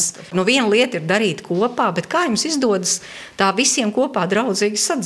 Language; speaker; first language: Latvian; native; Latvian